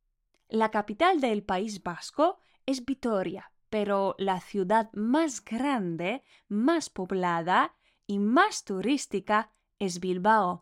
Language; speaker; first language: Spanish; non-native, fluent; Polish